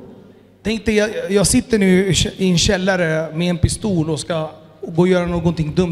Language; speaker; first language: Swedish; early bilingual, other home language; Amharic